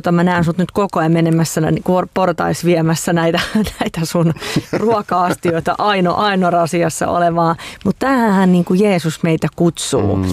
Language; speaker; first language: Finnish; native; Finnish